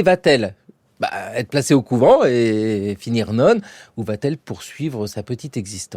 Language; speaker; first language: French; native; French